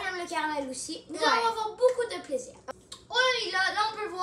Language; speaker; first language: French; non-native, local second language; English